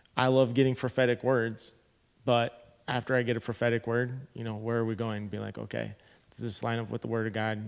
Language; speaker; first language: English; native; English